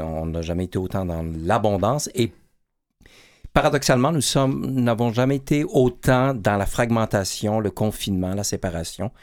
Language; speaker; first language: French; native; French